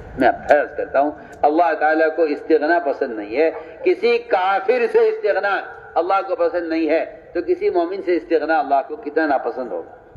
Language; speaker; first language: Urdu; native; Urdu